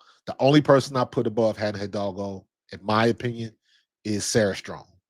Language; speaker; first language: English; native; English